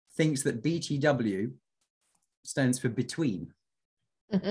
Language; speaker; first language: English; native; English